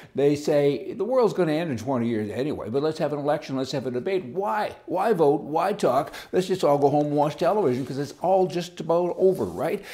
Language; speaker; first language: English; native; English